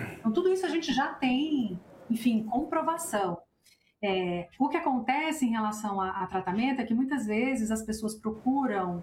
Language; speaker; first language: Portuguese; native; Portuguese